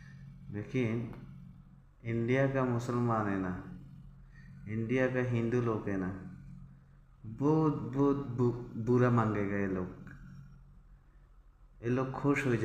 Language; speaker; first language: Hindi; non-native, learner; Bangla